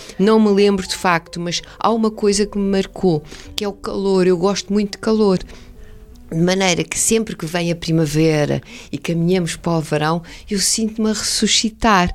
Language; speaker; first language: Portuguese; native; Portuguese